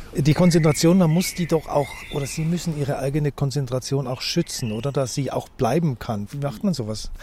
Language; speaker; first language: German; native; German